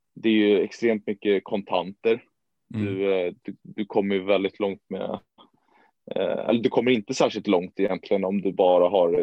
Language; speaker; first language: Swedish; native; Swedish